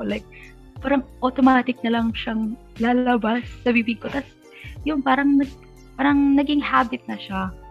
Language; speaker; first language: Filipino; non-native, local second language; Waray